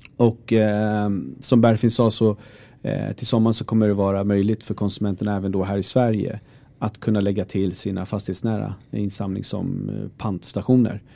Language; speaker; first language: Swedish; early bilingual, other home language; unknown